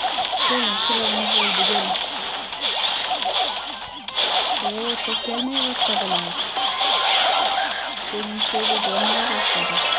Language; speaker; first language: Turkish; native; Turkish